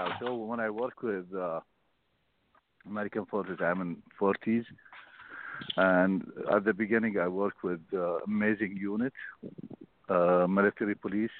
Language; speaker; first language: English; non-native, learner; Arabic